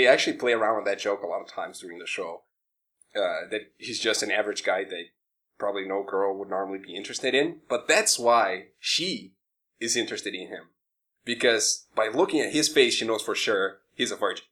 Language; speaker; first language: English; non-native, fluent; Portuguese